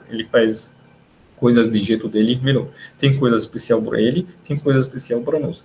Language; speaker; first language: Portuguese; non-native, learner; Arabic